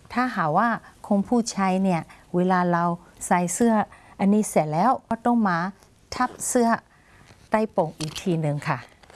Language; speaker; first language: Thai; non-native, fluent; Burmese